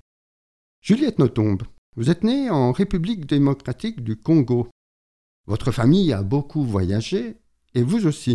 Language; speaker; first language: French; native; French